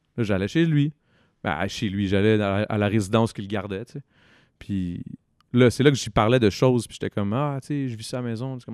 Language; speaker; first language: French; native; French